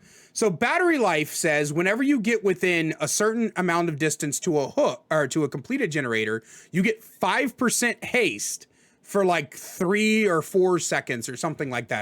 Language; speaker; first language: English; native; English